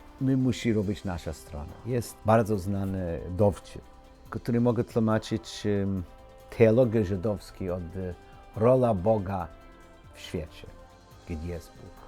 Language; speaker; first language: Polish; non-native, learner; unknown